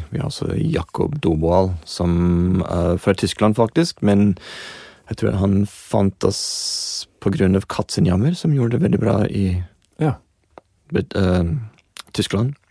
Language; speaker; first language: Norwegian; non-native, fluent; English